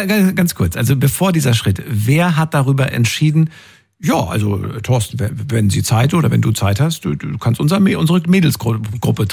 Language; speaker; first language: German; native; German